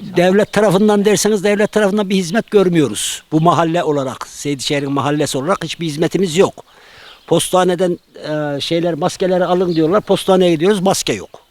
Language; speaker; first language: Turkish; native; Turkish